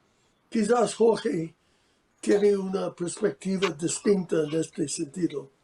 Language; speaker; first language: Spanish; non-native, fluent; English